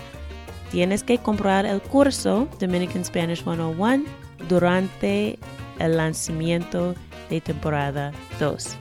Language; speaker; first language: Spanish; non-native, fluent; English